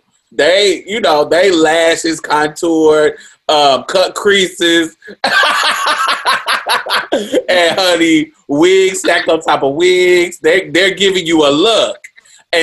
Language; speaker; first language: English; native; English